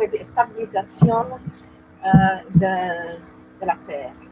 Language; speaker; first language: Italian; non-native, learner; French